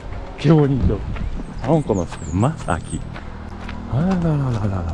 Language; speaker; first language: Spanish; non-native, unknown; Japanese